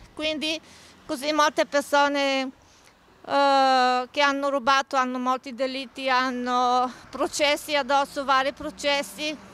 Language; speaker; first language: Italian; non-native, fluent; Bulgarian